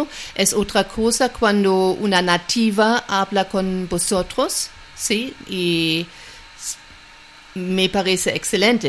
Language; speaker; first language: Spanish; non-native, fluent; German